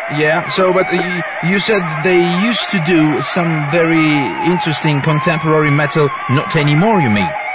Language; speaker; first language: English; non-native, fluent; Bulgarian